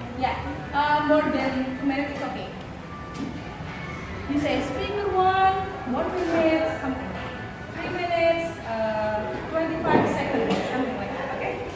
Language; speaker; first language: English; non-native, fluent; Indonesian